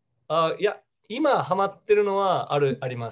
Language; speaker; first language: Japanese; native; Japanese